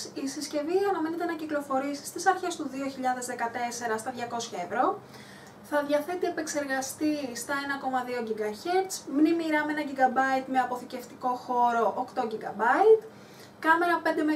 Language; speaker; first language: Greek; native; Greek